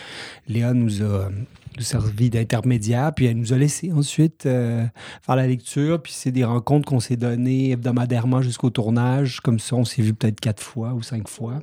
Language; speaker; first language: French; native; French